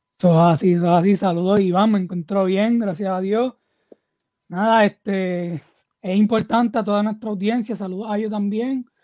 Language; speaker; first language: Spanish; native; Spanish